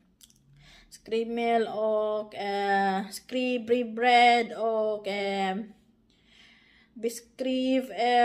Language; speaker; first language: Swedish; non-native, learner; Filipino